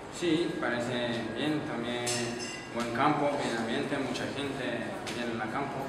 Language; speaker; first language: Spanish; non-native, learner; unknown